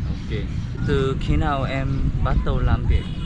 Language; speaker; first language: Vietnamese; non-native, learner; Korean